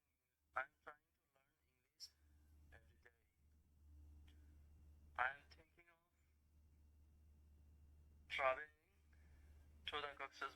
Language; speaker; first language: English; non-native, learner; Bangla